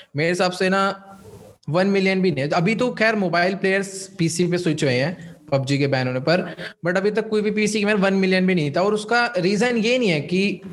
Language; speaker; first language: Hindi; native; Hindi